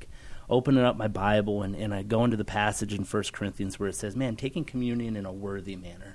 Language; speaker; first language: English; native; English